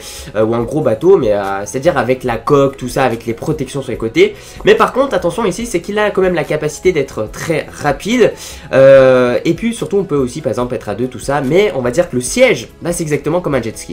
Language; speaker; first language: French; native; French